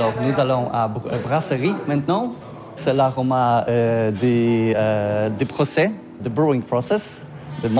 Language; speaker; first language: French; non-native, learner; Polish